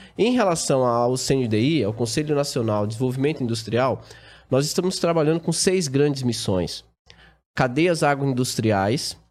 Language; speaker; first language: Portuguese; native; Portuguese